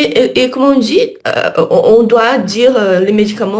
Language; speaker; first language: French; non-native, learner; Portuguese